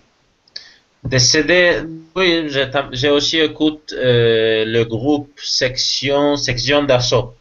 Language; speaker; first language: French; non-native, learner; Spanish